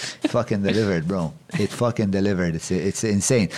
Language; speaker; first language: English; non-native, local second language; Maltese